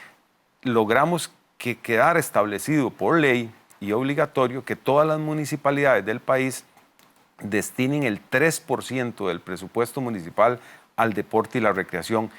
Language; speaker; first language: Spanish; native; Spanish